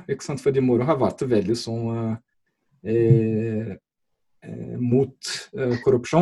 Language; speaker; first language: Norwegian; non-native, fluent; Portuguese